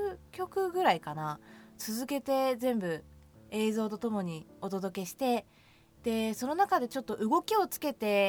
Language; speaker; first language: Japanese; native; Japanese